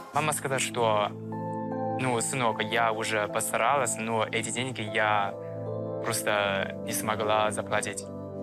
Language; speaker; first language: Russian; non-native, learner; Chinese